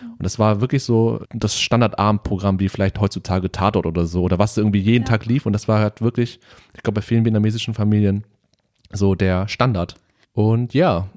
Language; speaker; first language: German; early bilingual, other home language; Vietnamese